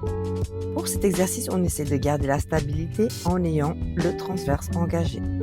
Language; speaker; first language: French; native; French